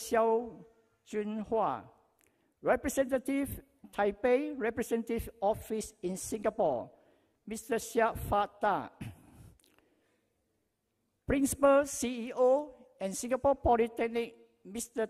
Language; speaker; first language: English; non-native, local second language; Chinese